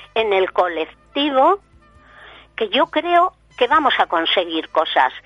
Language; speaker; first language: Spanish; native; Spanish